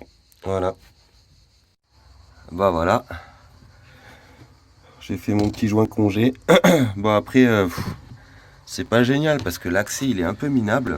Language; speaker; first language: French; native; French